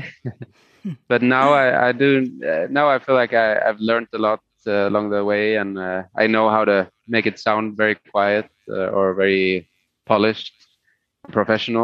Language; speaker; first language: English; non-native, fluent; Spanish